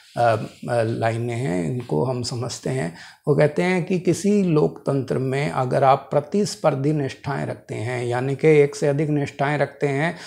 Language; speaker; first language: Hindi; native; Hindi